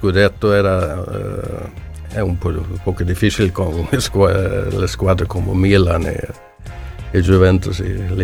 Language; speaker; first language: Italian; non-native, learner; Swedish